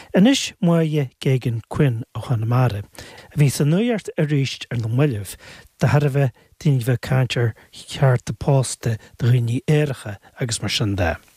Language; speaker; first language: Irish; native; Irish